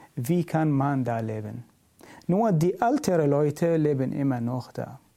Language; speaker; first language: German; non-native, learner; Syriac